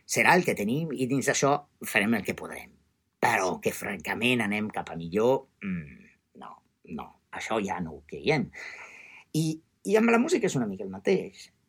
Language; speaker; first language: Catalan; non-native, fluent; Italian